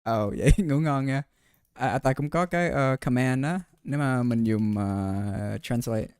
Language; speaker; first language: Vietnamese; early bilingual, heritage; Vietnamese